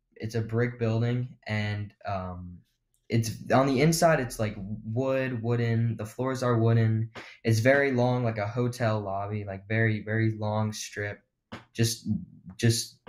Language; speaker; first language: English; native; English